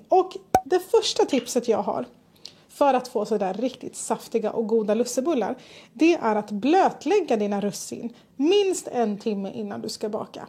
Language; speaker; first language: Swedish; native; Swedish